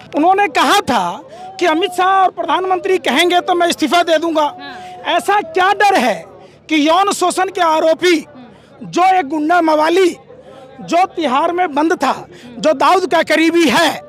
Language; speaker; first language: Hindi; native; Hindi